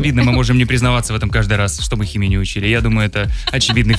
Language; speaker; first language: Russian; native; Russian